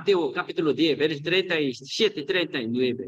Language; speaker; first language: Spanish; non-native, learner; Korean